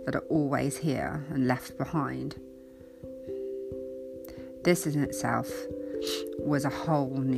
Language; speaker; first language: English; native; English